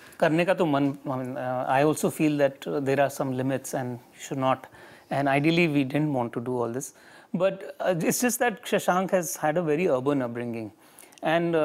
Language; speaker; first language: Hindi; native; Hindi